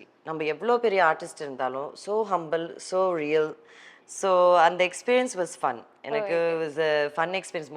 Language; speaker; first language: Tamil; early bilingual, heritage; Tamil